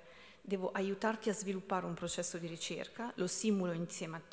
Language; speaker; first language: Italian; native; Italian